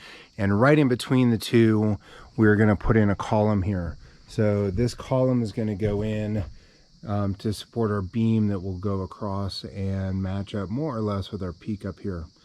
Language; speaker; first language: English; native; English